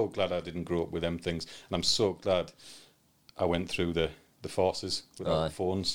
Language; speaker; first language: English; native; English